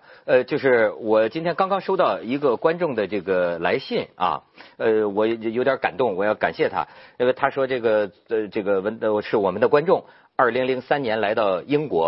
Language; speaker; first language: Chinese; native; Chinese